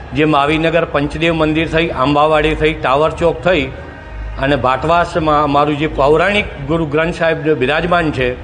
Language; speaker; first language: Gujarati; non-native, local second language; Sindhi